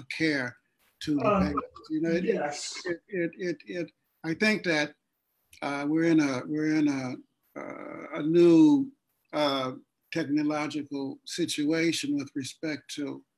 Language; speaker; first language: English; native; English